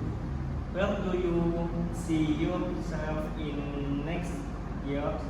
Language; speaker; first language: English; non-native, learner; Indonesian